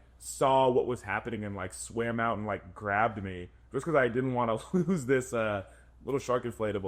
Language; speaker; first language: English; native; English